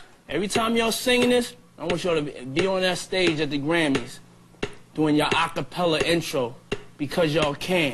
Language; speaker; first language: English; native; English